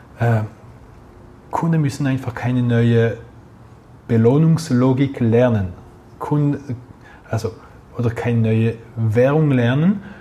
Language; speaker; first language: German; non-native, local second language; French